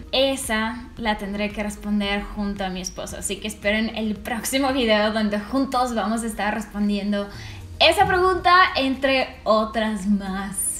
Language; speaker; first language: Spanish; non-native, fluent; Russian